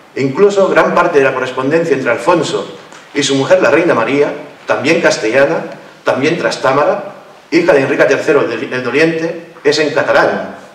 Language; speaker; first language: Spanish; non-native, local second language; Catalan